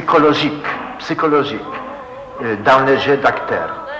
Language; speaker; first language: French; non-native, fluent; Polish